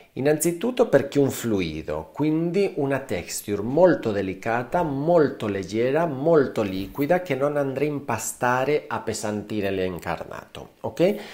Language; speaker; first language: Italian; non-native, fluent; Spanish